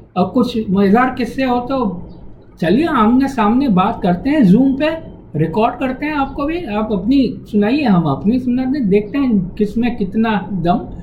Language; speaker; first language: Hindi; non-native, local second language; Tamil